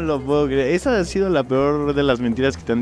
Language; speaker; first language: Spanish; native; Spanish